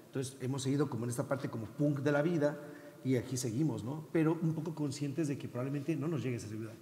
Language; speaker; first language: Spanish; native; Spanish